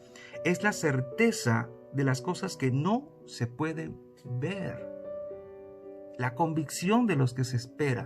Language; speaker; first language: Spanish; native; Spanish